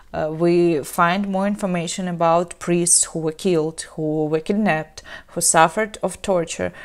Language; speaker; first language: English; non-native, fluent; Ukrainian